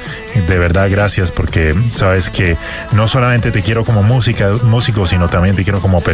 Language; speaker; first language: Spanish; native; Spanish